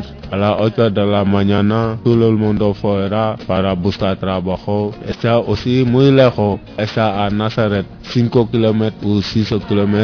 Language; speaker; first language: Spanish; non-native, learner; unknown